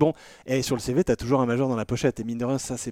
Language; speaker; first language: French; native; French